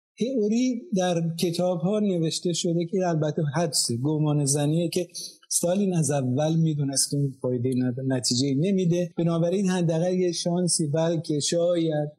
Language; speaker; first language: Persian; non-native, local second language; Azerbaijani